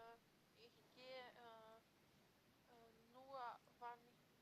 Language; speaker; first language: German; non-native, learner; Macedonian